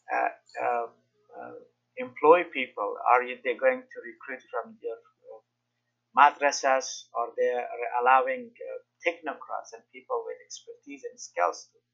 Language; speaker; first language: English; non-native, fluent; Persian